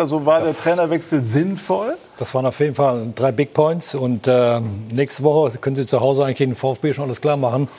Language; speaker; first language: German; native; German